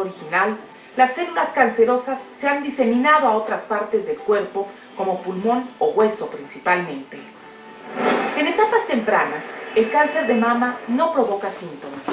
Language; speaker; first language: Spanish; native; Spanish